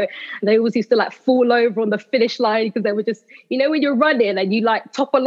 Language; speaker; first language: English; native; English